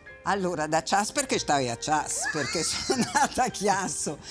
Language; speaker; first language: Italian; native; Italian